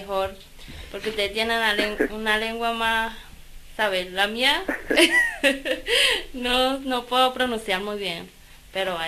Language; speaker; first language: Spanish; non-native, learner; Wolof